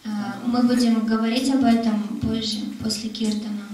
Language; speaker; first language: Russian; native; Russian